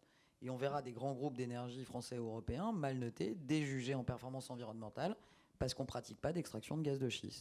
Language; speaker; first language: French; native; French